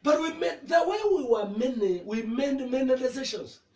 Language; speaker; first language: English; non-native, local second language; Swahili